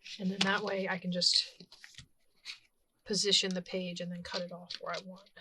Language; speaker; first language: English; native; English